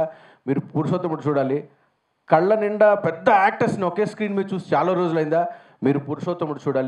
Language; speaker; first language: Telugu; native; Telugu